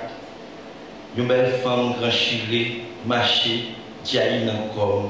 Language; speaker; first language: French; non-native, local second language; Haitian Creole